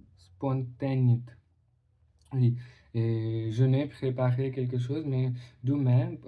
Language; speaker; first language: French; non-native, learner; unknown